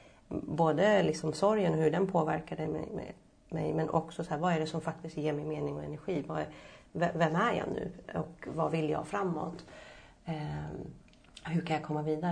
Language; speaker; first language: Swedish; native; Swedish